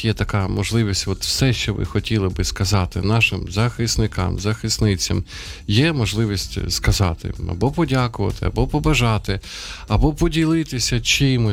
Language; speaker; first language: Ukrainian; native; Ukrainian